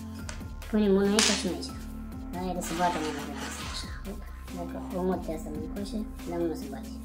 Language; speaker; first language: Romanian; non-native, learner; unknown